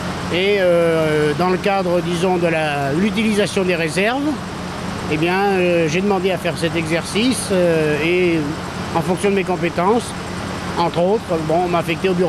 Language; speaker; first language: French; native; French